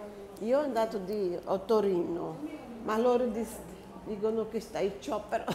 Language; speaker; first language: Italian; non-native, learner; Portuguese